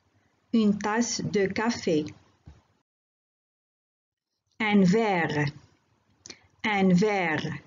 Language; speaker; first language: French; non-native, local second language; Arabic